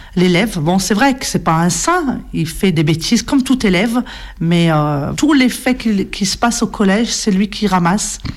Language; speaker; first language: French; native; French